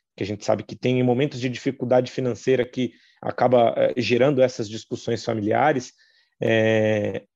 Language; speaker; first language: Portuguese; native; Portuguese